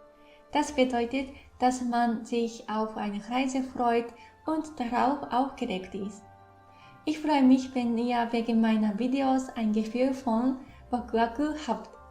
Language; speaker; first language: German; non-native, fluent; Japanese